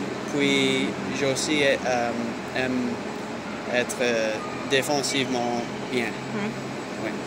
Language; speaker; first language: French; non-native, learner; English